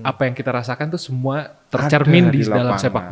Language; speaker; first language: Indonesian; native; Indonesian